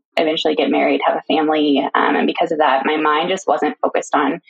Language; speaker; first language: English; native; English